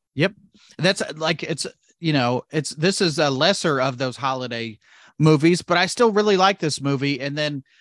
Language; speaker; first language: English; native; English